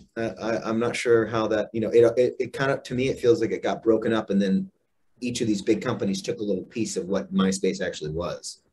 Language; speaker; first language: English; native; English